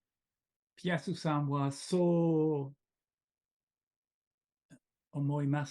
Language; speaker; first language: Japanese; non-native, learner; English